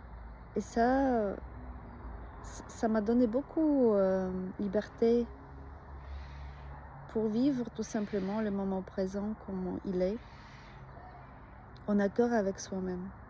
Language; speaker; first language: French; non-native, fluent; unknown